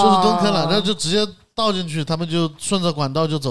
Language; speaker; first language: Chinese; native; Chinese